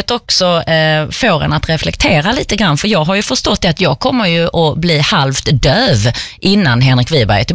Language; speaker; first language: Swedish; native; Swedish